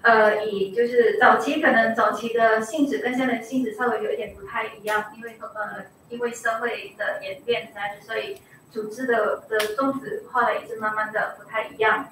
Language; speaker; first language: Chinese; native; Chinese